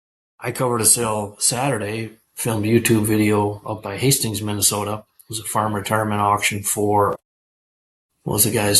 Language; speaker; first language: English; native; English